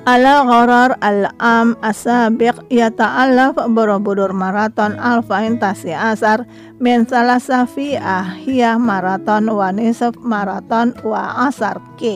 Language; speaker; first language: Arabic; non-native, learner; Indonesian